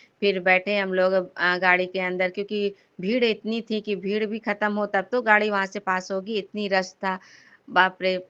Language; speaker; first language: Hindi; native; Hindi